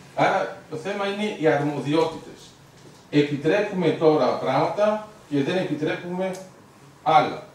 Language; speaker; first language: Greek; early bilingual, heritage; Greek